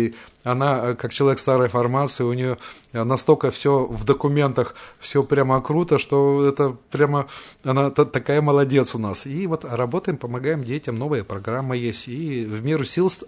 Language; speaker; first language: Russian; native; Russian